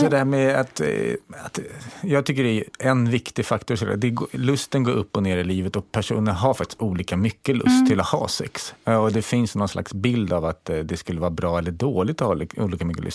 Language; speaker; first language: Swedish; native; Swedish